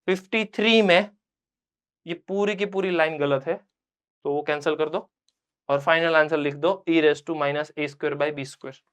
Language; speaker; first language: Hindi; non-native, local second language; Gujarati